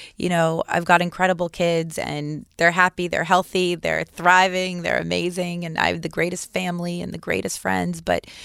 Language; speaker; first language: English; native; English